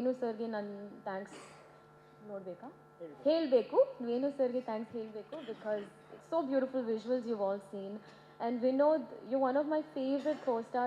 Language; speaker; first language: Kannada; non-native, learner; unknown